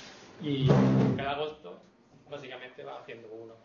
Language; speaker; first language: Spanish; native; Spanish